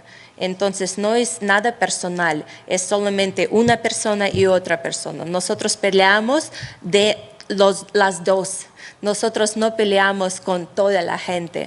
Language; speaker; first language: Spanish; non-native, fluent; Russian